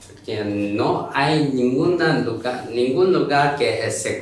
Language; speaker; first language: Spanish; non-native, learner; Korean